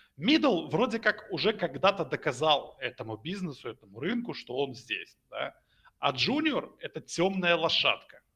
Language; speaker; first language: Russian; native; Russian